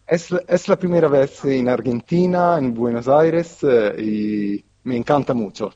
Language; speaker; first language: Spanish; non-native, fluent; Italian